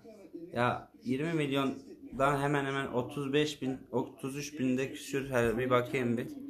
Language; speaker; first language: Turkish; native; Turkish